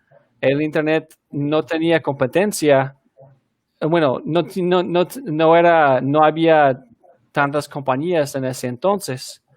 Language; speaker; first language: Spanish; non-native, fluent; English